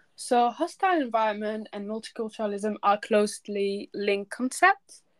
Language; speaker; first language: English; early bilingual, other home language; French